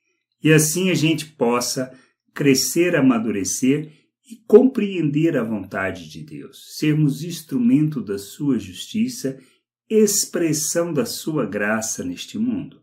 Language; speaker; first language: Portuguese; native; Portuguese